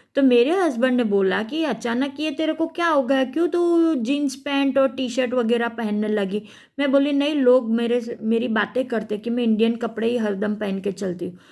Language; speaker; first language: Hindi; non-native, local second language; Gujarati